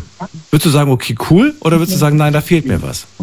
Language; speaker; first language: German; native; German